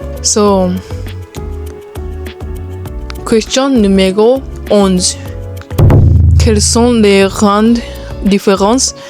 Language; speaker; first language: French; non-native, learner; Japanese